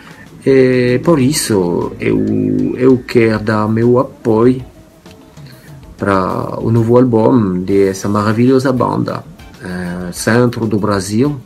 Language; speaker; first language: Portuguese; non-native, learner; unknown